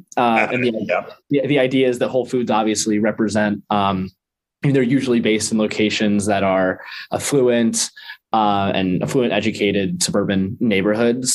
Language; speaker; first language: English; native; English